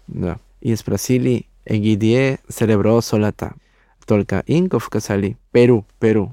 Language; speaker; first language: Russian; non-native, learner; Spanish